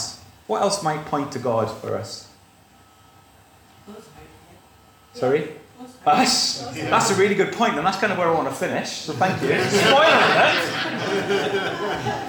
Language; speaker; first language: English; native; English